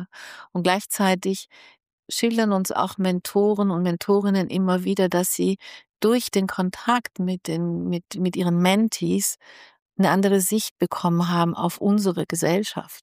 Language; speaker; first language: German; native; German